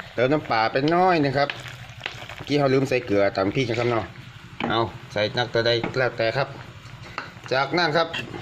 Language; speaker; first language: Thai; native; Thai